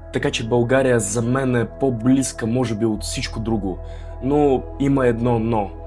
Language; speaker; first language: Bulgarian; early bilingual, other home language; Russian